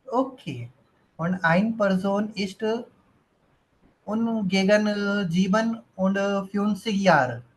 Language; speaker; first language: German; non-native, learner; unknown